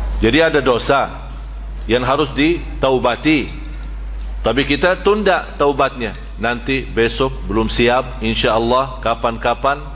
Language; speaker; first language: Malay; non-native, fluent; Arabic